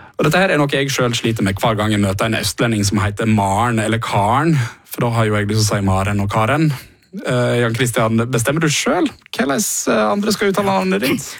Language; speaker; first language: Norwegian; native; Norwegian